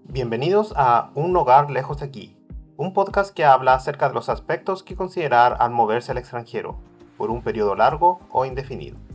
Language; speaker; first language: Spanish; native; Spanish